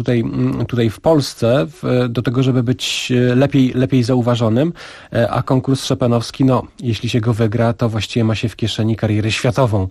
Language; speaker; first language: Polish; native; Polish